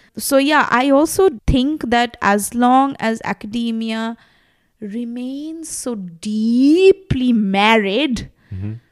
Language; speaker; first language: English; non-native, local second language; Bangla